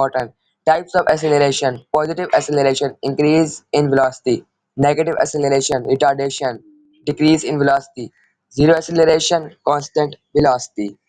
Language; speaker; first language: English; non-native, local second language; Urdu